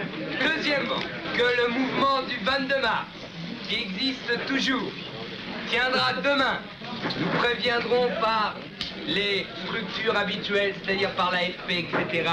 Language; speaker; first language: French; early bilingual, other home language; German